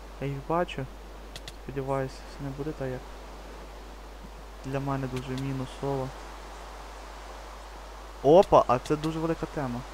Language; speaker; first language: Ukrainian; native; Ukrainian